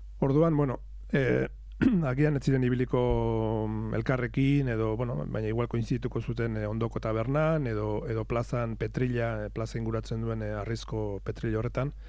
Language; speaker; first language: Basque; native; Basque